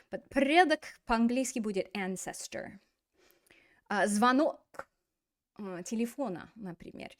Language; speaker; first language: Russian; non-native, fluent; English